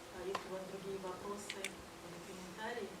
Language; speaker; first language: Russian; native; Russian